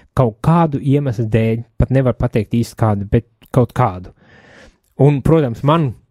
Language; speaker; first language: Latvian; native; Latvian